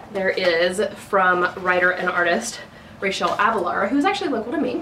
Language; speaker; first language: English; native; English